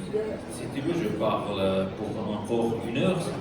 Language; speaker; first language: French; non-native, local second language; German